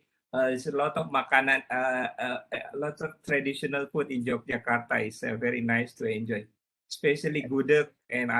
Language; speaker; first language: English; non-native, learner; Indonesian